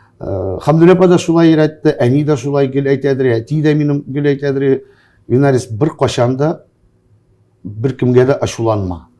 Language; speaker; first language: Tatar; non-native, local second language; Russian